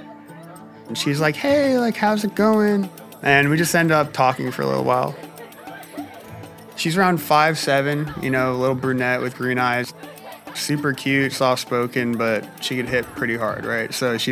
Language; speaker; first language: English; native; English